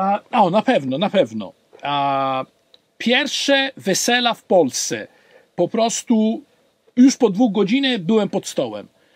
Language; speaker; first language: Polish; non-native, fluent; Italian